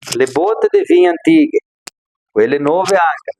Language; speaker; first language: Italian; early bilingual, heritage; Italian